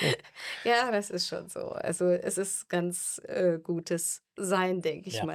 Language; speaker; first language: German; native; German